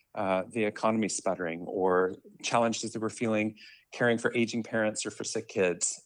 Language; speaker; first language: English; native; English